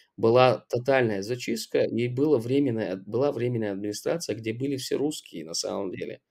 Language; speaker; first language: Russian; non-native, local second language; Chechen